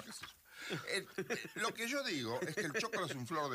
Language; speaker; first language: Spanish; native; Spanish